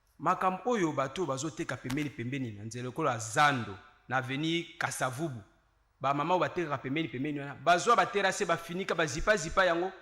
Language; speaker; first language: Lingala; native; Lingala